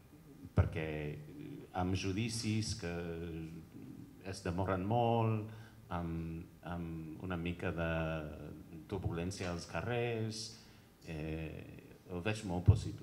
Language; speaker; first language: Catalan; non-native, fluent; English